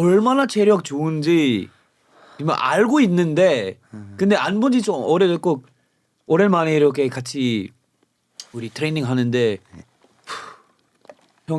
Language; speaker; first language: Korean; non-native, fluent; English